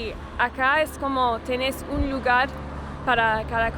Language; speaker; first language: Spanish; non-native, learner; English